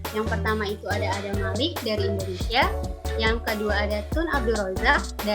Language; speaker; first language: Indonesian; native; Indonesian